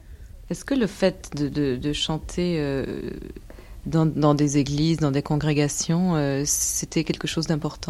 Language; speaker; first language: French; native; French